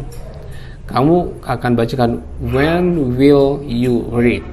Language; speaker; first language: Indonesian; non-native, local second language; Javanese